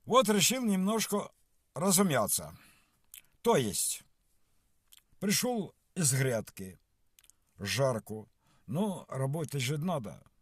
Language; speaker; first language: Russian; non-native, local second language; Ukrainian